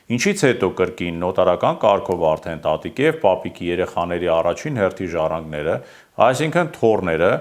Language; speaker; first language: Armenian; native; Armenian